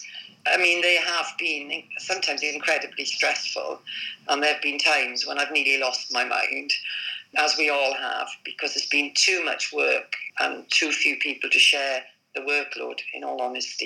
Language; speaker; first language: English; native; English